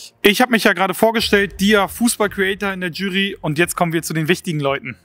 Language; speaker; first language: German; native; German